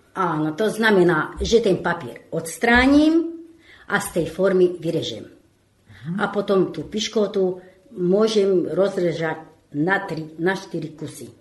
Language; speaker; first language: Slovak; non-native, local second language; Hungarian